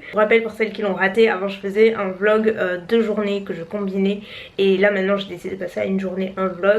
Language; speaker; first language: French; native; French